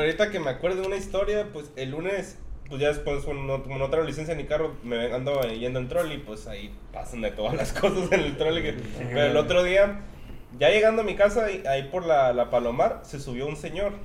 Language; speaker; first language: Spanish; native; Spanish